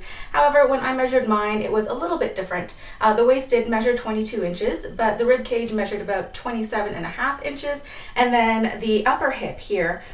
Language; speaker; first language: English; native; English